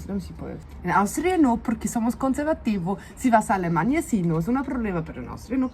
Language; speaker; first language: Spanish; non-native, fluent; German